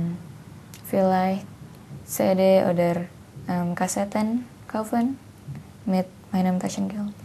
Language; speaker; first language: German; non-native, learner; Indonesian